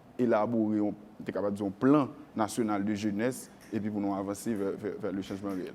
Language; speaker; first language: Haitian Creole; native; Haitian Creole